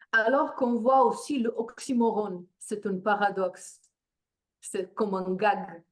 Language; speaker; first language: French; non-native, fluent; Slovenian